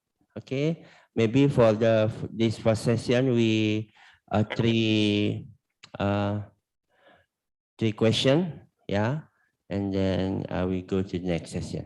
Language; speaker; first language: English; non-native, learner; Indonesian